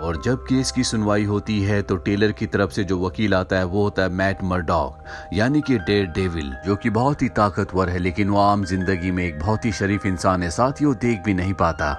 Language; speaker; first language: Hindi; native; Hindi